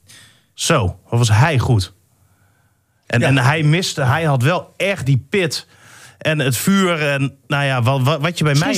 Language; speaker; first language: Dutch; native; Dutch